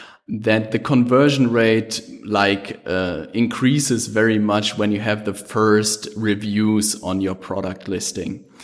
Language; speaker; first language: English; non-native, fluent; German